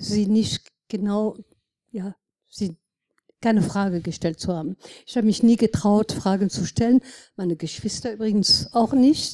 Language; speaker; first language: German; non-native, fluent; French